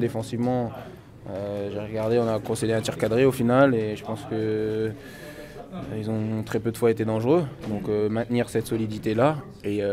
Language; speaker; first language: French; native; French